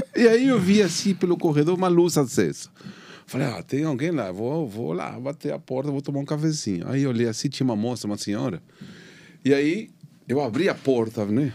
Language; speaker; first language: Portuguese; non-native, fluent; Spanish